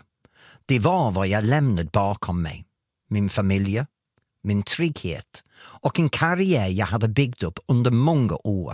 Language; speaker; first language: Swedish; non-native, fluent; English